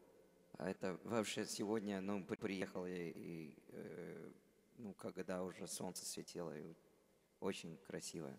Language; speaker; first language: Russian; non-native, fluent; English